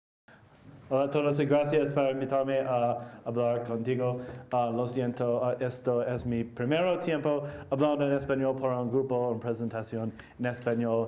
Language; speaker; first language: Spanish; non-native, learner; English